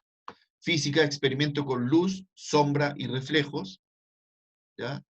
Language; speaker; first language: Spanish; native; Spanish